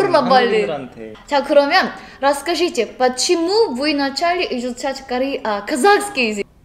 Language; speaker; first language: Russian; non-native, learner; Korean